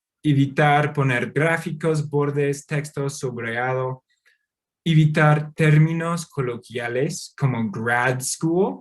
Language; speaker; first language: Spanish; non-native, fluent; English